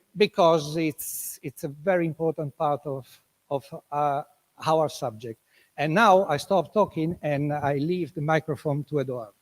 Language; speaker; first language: English; non-native, fluent; Italian